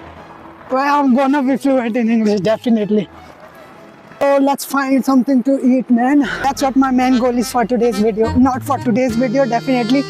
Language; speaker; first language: English; non-native, learner; Hindi